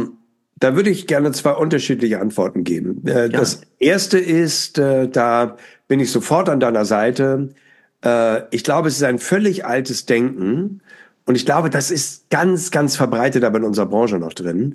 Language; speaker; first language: German; native; German